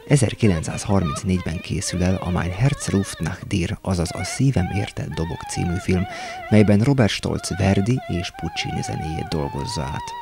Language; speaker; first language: Hungarian; native; Hungarian